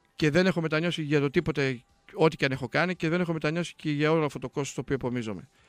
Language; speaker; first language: Greek; native; Greek